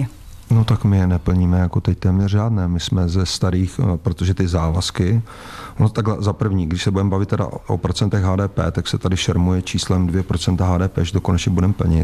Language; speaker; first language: Czech; native; Czech